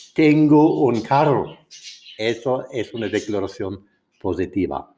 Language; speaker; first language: Spanish; non-native, fluent; English